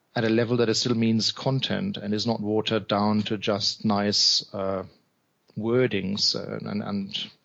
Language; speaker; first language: English; non-native, fluent; German